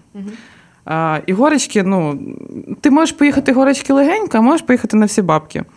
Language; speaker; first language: Ukrainian; non-native, local second language; Russian